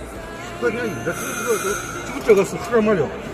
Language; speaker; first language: Chinese; native; Chinese